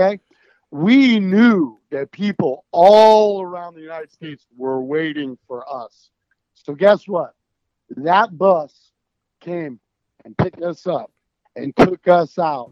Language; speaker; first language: English; native; English